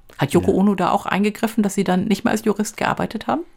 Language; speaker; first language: German; native; German